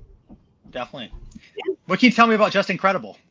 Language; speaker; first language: English; native; English